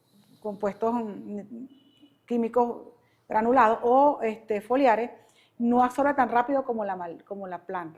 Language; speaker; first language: Spanish; native; Spanish